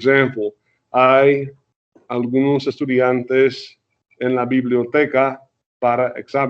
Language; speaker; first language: Spanish; non-native, fluent; English